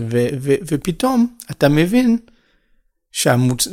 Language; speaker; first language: Hebrew; non-native, fluent; French